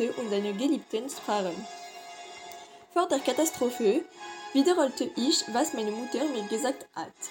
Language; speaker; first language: German; non-native, learner; French